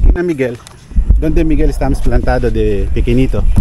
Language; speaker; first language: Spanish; non-native, learner; Filipino